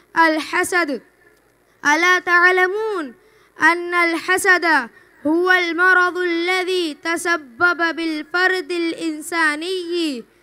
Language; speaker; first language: Arabic; non-native, learner; Urdu